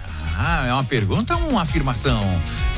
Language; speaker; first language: Portuguese; native; Portuguese